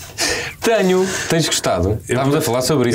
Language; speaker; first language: Portuguese; native; Portuguese